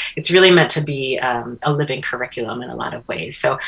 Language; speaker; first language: English; native; English